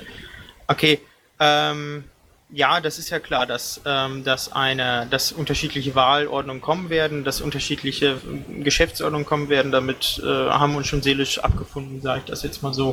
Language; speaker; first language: German; native; German